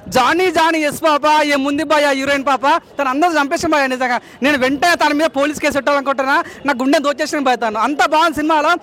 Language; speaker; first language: Telugu; native; Telugu